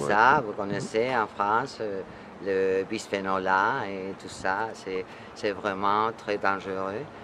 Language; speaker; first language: French; non-native, fluent; Spanish